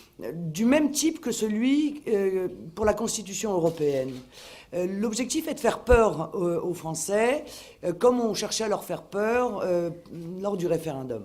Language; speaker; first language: French; native; French